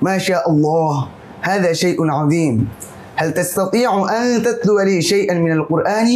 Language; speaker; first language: Arabic; non-native, learner; Bangla